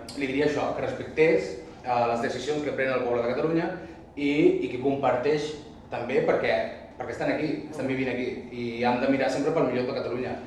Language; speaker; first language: Catalan; non-native, local second language; Spanish